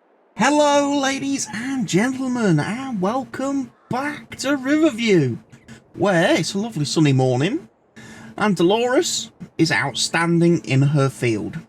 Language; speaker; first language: English; native; English